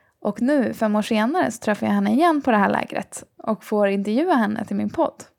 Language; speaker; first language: Swedish; native; Swedish